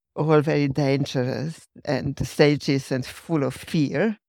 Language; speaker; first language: English; non-native, fluent; Hungarian